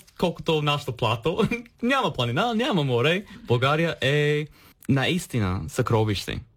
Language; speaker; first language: Bulgarian; non-native, fluent; English